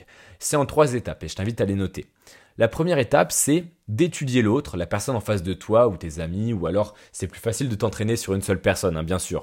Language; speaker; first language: French; native; French